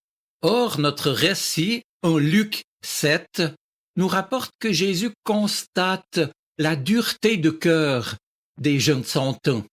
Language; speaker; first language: French; native; French